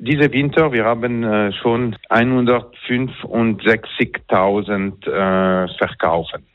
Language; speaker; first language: German; non-native, learner; French